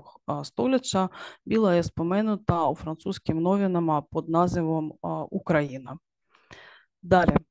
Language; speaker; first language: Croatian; non-native, learner; Ukrainian